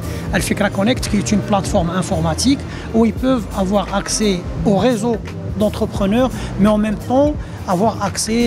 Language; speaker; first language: French; non-native, local second language; Arabic